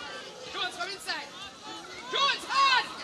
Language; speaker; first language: English; native; English